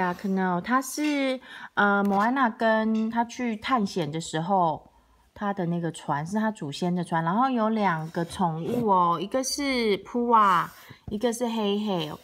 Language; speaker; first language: Chinese; native; Chinese